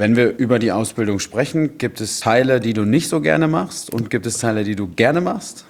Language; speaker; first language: German; native; German